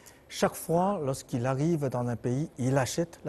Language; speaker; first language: French; non-native, fluent; Chinese